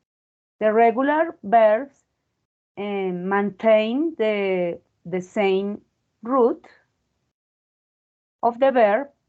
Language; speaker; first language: English; non-native, fluent; Spanish